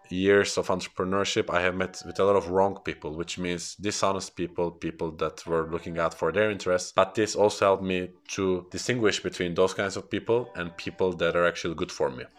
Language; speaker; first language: English; non-native, fluent; Turkish